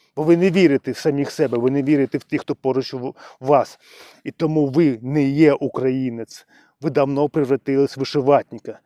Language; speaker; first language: Ukrainian; non-native, local second language; Russian